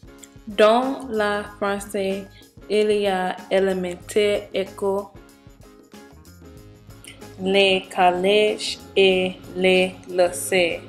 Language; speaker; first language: French; non-native, learner; English